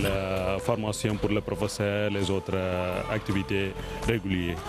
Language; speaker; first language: French; non-native, local second language; Morisyen